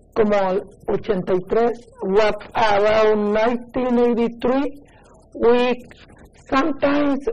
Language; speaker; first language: English; non-native, learner; Spanish